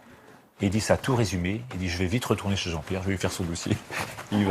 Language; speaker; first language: French; native; French